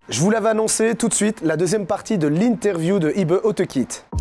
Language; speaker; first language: French; native; French